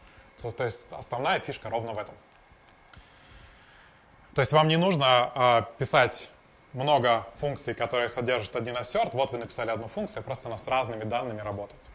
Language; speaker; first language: Russian; native; Russian